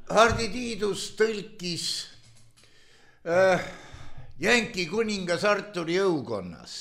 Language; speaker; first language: Estonian; native; Estonian